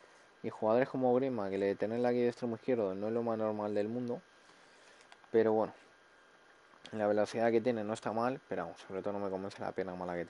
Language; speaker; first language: Spanish; native; Spanish